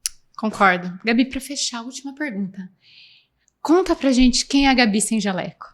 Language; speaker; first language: Portuguese; native; Portuguese